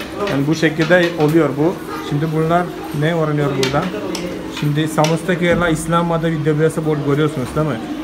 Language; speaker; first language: Turkish; non-native, fluent; Malayalam